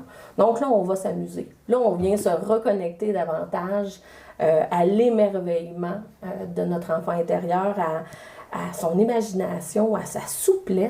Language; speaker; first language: French; native; French